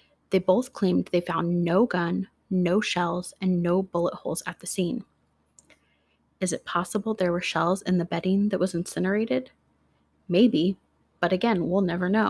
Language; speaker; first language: English; native; English